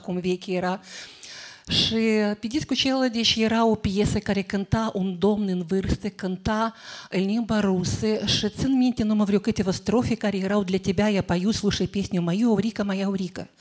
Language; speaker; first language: Romanian; native; Romanian